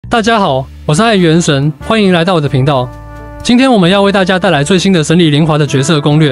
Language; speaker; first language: Chinese; native; Chinese